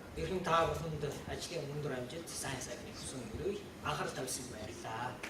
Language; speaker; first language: Mongolian; non-native, fluent; Japanese